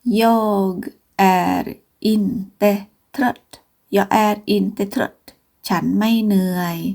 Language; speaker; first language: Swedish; non-native, fluent; Thai